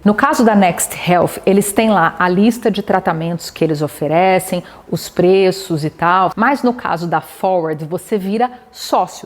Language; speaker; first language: Portuguese; native; Portuguese